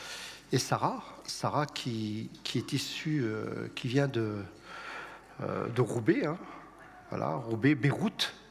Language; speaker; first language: French; native; French